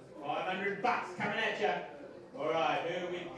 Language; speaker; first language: English; native; English